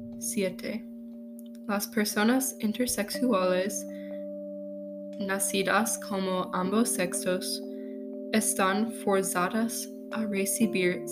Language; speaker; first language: Spanish; non-native, learner; English